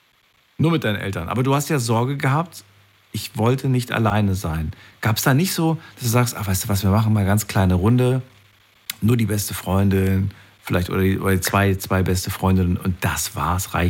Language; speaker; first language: German; native; German